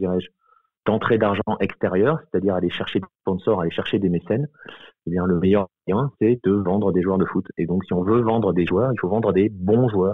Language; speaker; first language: French; native; French